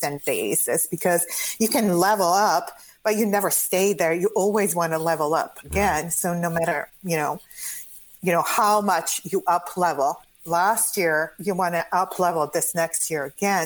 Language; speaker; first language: English; non-native, fluent; Croatian